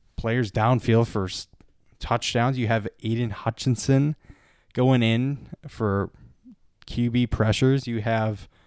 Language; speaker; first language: English; native; English